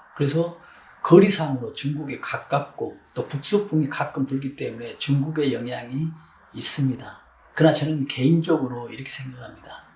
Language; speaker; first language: Korean; native; Korean